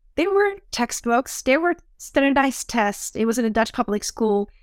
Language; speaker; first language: English; non-native, fluent; Dutch